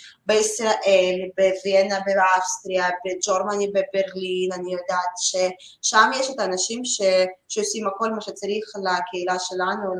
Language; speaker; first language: Hebrew; non-native, learner; Russian